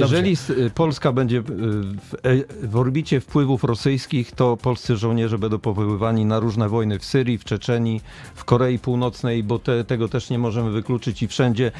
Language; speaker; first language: Polish; native; Polish